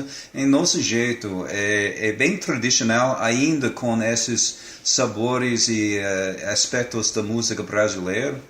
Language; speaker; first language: Portuguese; non-native, fluent; English